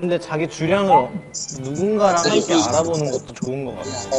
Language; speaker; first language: Korean; native; Korean